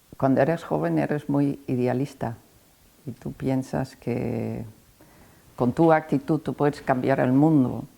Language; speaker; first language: Spanish; non-native, fluent; Dutch